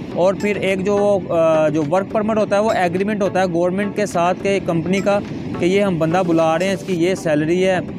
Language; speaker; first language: Urdu; non-native, local second language; Punjabi